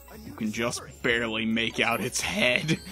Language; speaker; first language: English; native; English